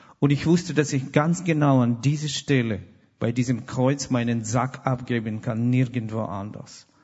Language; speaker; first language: German; non-native, fluent; Russian